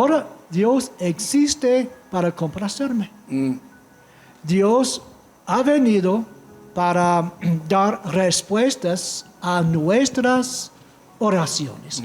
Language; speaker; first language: Spanish; non-native, fluent; English